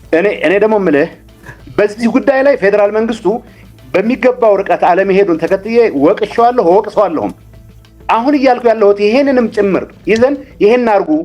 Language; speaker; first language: Amharic; non-native, local second language; Tigrinya